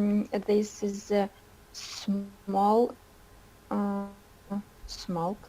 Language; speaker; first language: English; non-native, learner; Russian